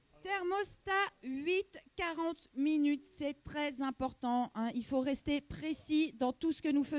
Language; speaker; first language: French; native; French